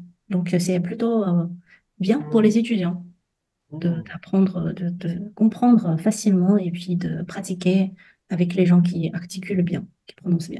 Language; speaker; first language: French; non-native, fluent; Chinese